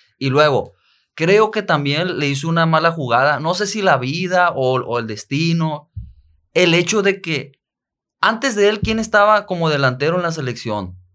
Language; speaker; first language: Spanish; native; Spanish